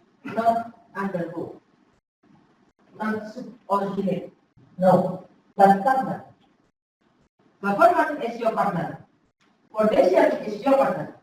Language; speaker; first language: English; non-native, fluent; Indonesian